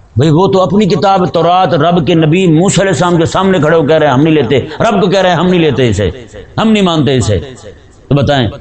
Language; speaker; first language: Urdu; native; Urdu